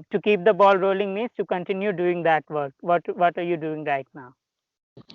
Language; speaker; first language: English; non-native, local second language; Telugu